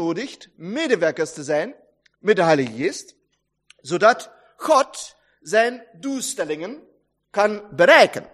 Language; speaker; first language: Dutch; non-native, fluent; German